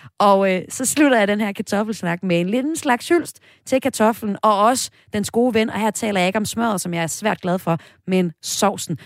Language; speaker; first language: Danish; native; Danish